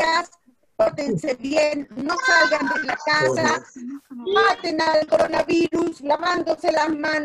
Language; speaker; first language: Spanish; native; Spanish